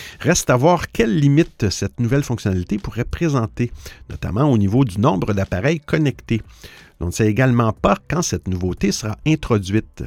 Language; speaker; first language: French; native; French